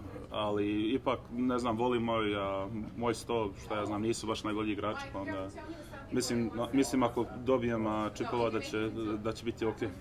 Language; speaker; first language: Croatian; early bilingual, heritage; Serbian